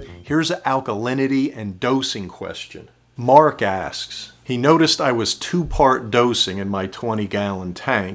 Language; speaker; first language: English; native; English